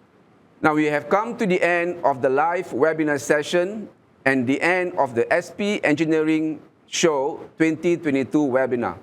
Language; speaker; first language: English; non-native, local second language; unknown